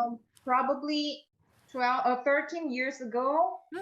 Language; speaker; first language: English; non-native, fluent; Indonesian